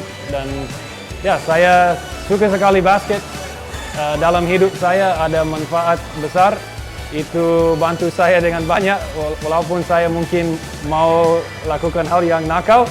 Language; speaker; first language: Indonesian; non-native, fluent; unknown